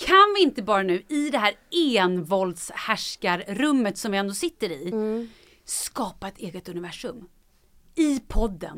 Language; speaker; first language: Swedish; native; Swedish